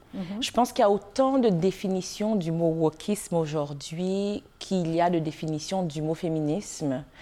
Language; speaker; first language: French; non-native, local second language; Haitian Creole